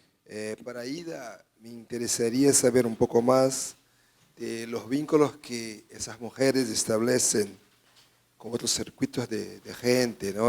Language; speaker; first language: Spanish; non-native, fluent; Portuguese